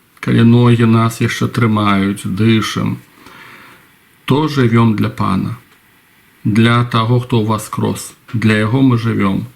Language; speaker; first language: Belarusian; non-native, local second language; Russian